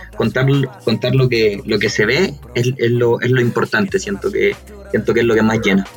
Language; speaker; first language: Spanish; native; Spanish